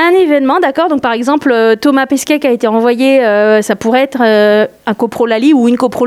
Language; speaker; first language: French; native; French